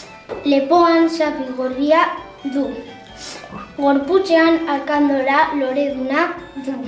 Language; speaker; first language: Basque; non-native, local second language; Spanish